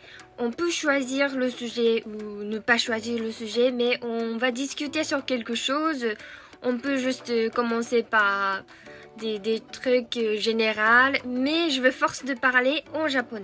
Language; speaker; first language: French; non-native, fluent; Japanese